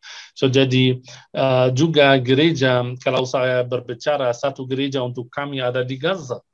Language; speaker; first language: Indonesian; non-native, fluent; Arabic